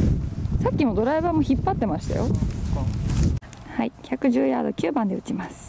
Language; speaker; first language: Japanese; native; Japanese